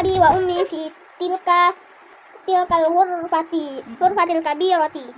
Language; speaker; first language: Arabic; non-native, learner; Indonesian